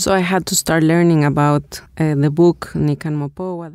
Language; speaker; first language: English; non-native, fluent; Spanish